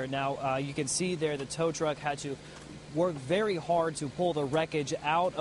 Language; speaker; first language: English; native; English